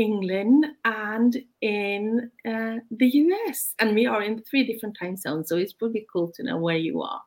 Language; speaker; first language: English; non-native, fluent; Norwegian